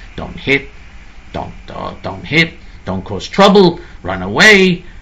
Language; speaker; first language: English; native; English